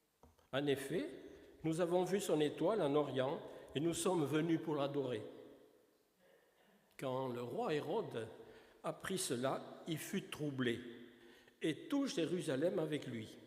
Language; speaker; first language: French; native; French